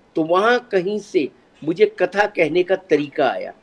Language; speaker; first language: Hindi; native; Hindi